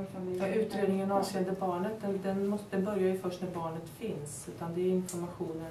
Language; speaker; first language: Swedish; native; Swedish